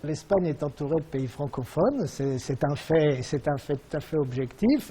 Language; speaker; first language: French; native; French